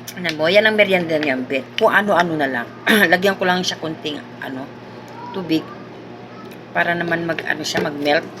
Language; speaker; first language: Filipino; native; Filipino